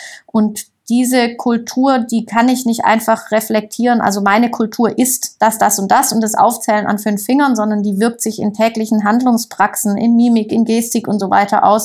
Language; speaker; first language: German; native; German